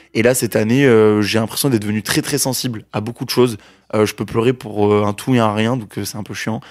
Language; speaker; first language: French; native; French